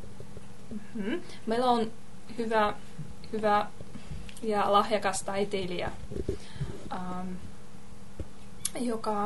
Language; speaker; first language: Finnish; non-native, learner; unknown